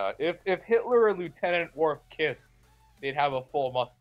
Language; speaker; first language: English; native; English